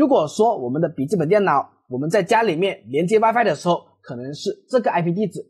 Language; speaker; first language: Chinese; native; Chinese